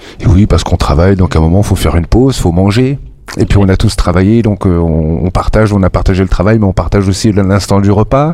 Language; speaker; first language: French; native; French